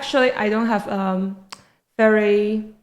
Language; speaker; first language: English; non-native, learner; Chinese